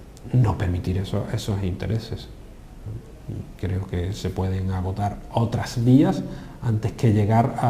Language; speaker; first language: Spanish; native; Spanish